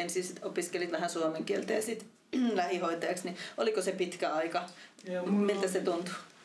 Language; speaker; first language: Finnish; native; Finnish